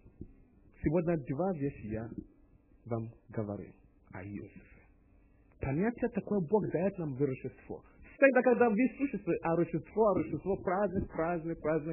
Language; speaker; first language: Russian; non-native, learner; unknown